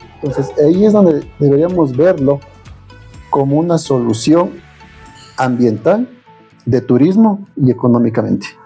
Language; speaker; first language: Spanish; native; Spanish